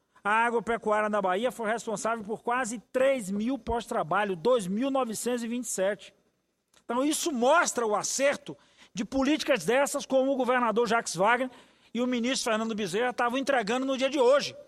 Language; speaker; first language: Portuguese; native; Portuguese